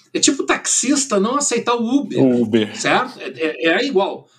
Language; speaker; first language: Portuguese; early bilingual, other home language; German